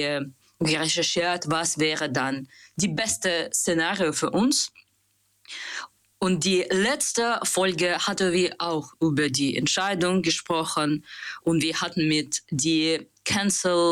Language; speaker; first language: German; non-native, learner; Russian